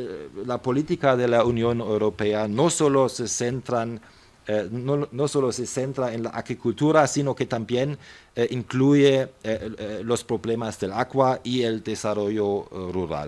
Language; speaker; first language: Spanish; non-native, fluent; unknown